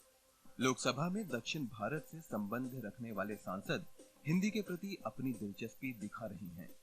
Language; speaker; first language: Hindi; native; Hindi